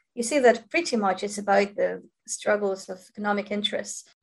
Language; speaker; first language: English; non-native, fluent; Ukrainian